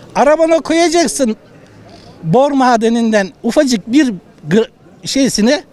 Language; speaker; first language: Turkish; native; Turkish